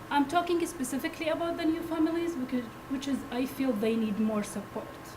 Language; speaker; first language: English; non-native, learner; Arabic